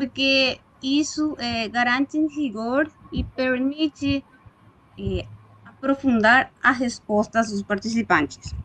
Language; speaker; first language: Portuguese; non-native, fluent; Spanish